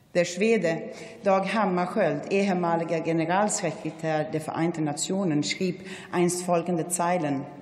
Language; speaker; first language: German; non-native, fluent; Swedish